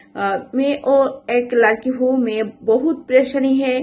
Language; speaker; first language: Hindi; non-native, learner; Bangla